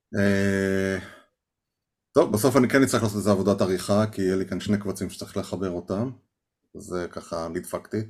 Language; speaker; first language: Hebrew; native; Hebrew